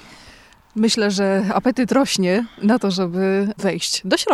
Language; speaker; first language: Polish; native; Polish